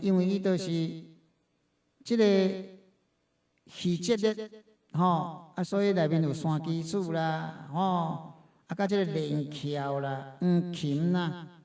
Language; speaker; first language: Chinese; non-native, local second language; Min Nan Chinese